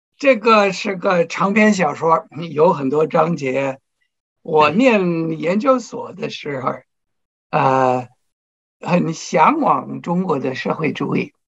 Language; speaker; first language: Chinese; non-native, fluent; English